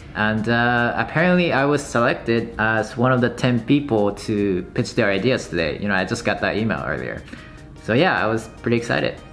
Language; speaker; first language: English; non-native, fluent; Japanese